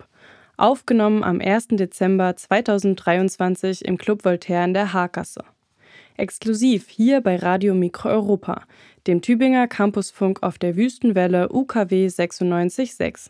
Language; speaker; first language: German; native; German